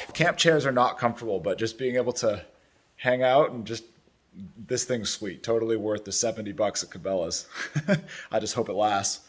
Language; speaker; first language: English; native; English